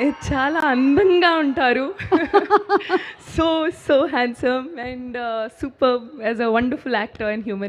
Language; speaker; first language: Telugu; non-native, learner; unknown